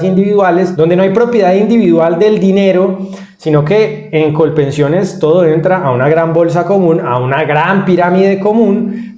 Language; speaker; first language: Spanish; native; Spanish